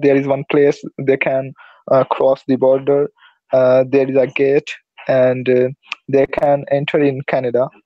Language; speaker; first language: English; non-native, learner; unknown